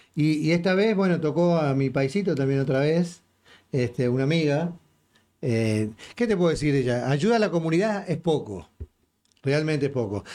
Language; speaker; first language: Spanish; native; Spanish